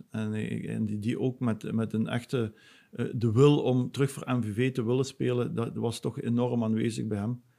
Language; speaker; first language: Dutch; native; Dutch